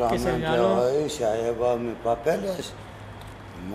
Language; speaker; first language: Spanish; non-native, learner; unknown